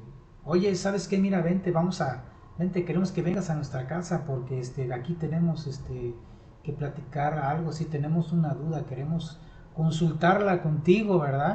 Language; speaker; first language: Spanish; native; Spanish